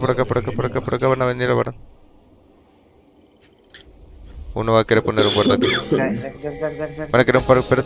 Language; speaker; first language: Spanish; native; Spanish